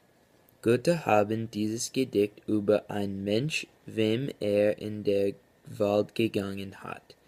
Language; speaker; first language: German; non-native, learner; English